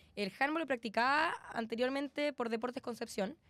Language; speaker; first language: Spanish; native; Spanish